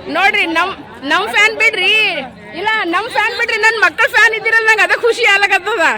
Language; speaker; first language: Kannada; non-native, local second language; Lambadi